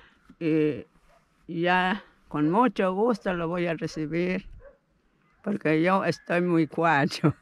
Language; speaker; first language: Spanish; non-native, local second language; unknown